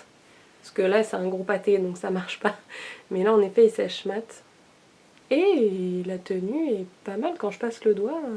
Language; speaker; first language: French; native; French